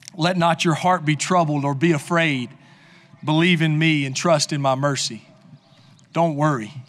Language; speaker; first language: English; native; English